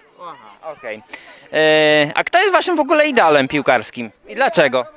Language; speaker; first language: Polish; native; Polish